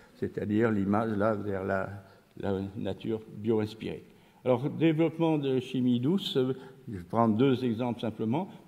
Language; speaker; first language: French; native; French